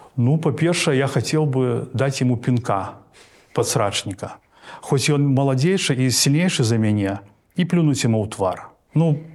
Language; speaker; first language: Belarusian; non-native, local second language; Russian